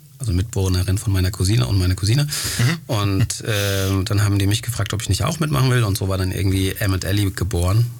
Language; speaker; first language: German; early bilingual, other home language; Greek